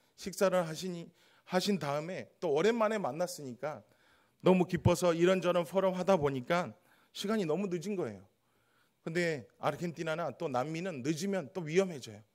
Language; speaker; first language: Korean; native; Korean